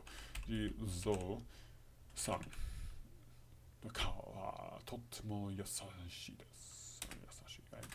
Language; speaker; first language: Japanese; non-native, learner; English